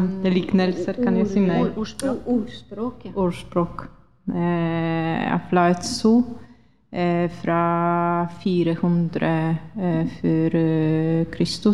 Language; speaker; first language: Norwegian; non-native, fluent; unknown